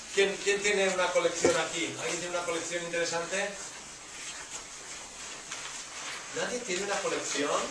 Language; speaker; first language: Spanish; non-native, fluent; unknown